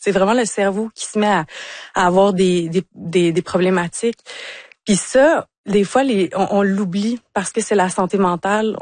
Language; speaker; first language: French; native; French